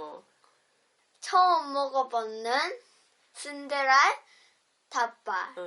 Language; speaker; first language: Korean; non-native, learner; Japanese